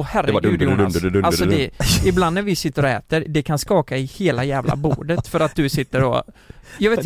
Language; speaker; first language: Swedish; native; Swedish